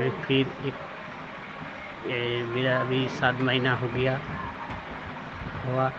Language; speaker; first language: Hindi; non-native, local second language; Bangla